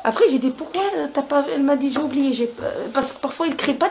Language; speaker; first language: French; non-native, learner; Arabic